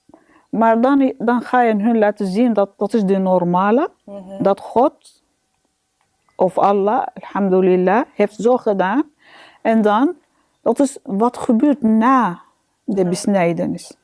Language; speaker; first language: Dutch; non-native, learner; Arabic